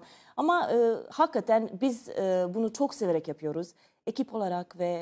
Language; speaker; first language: Turkish; non-native, learner; Serbian